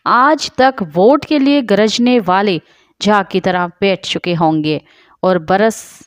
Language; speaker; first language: Urdu; non-native, local second language; Sindhi